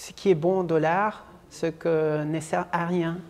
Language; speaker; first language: French; non-native, fluent; Spanish